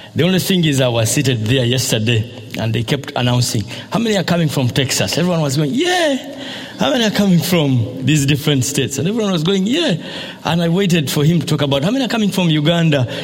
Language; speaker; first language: English; non-native, local second language; Ganda